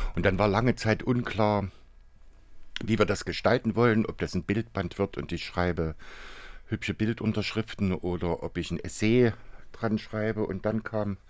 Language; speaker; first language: German; native; German